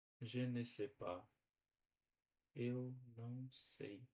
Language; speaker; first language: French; non-native, learner; Portuguese